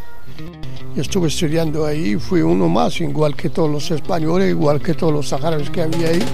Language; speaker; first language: Spanish; non-native, local second language; Arabic